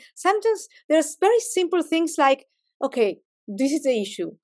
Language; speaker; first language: English; non-native, fluent; Spanish